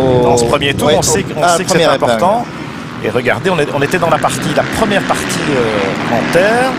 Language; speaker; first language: French; native; French